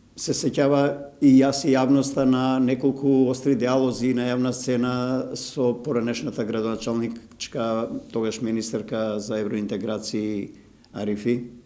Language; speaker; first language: Macedonian; native; Macedonian